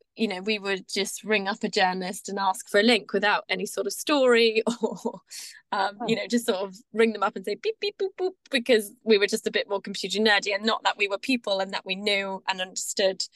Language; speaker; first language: English; native; English